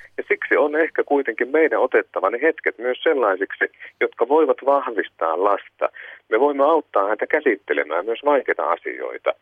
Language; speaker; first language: Finnish; native; Finnish